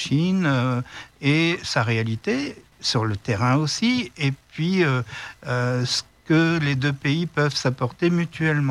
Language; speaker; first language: French; native; French